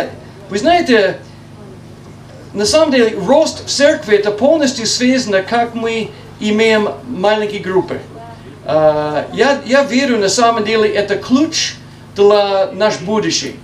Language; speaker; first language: Russian; non-native, learner; English